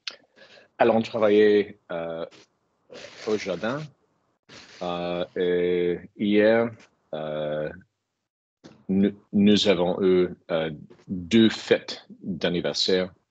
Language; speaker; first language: French; non-native, fluent; English